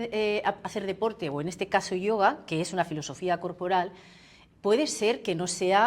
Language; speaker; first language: Spanish; native; Spanish